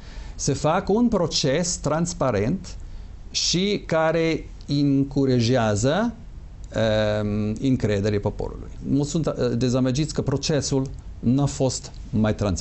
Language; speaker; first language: Romanian; non-native, fluent; English